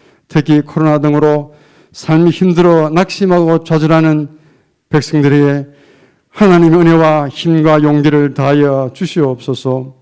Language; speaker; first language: Korean; native; Korean